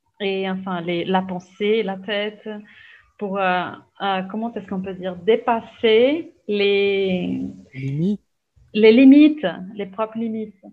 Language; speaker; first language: French; non-native, fluent; Portuguese